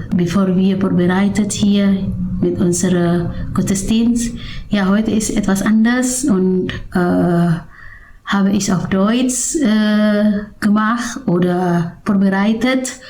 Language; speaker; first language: German; non-native, learner; Indonesian